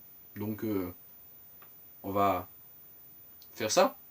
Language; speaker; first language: French; native; French